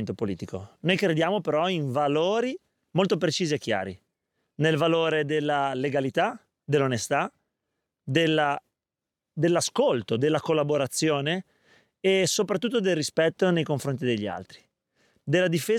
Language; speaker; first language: Italian; native; Italian